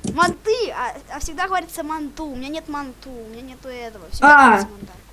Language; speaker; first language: Russian; native; Russian